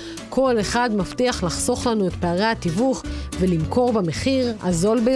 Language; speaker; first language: Hebrew; native; Hebrew